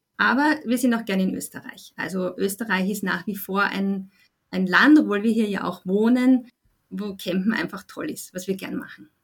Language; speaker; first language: German; native; German